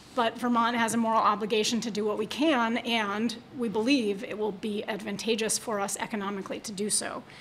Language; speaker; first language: English; native; English